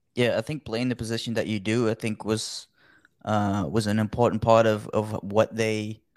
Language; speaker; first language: English; non-native, fluent; Dutch